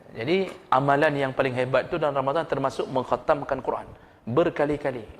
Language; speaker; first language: Malay; non-native, local second language; Achinese